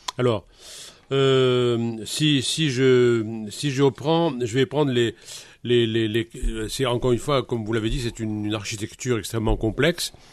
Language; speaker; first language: French; native; French